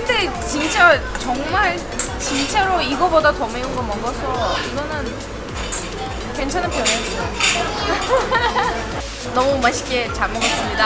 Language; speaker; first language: Korean; non-native, fluent; Turkish